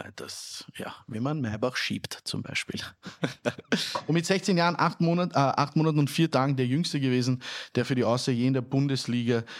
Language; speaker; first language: German; native; German